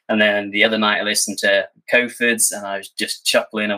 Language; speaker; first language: English; native; English